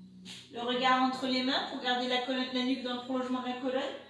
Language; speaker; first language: French; native; French